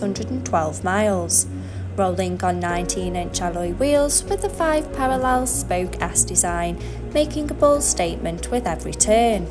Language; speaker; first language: English; native; English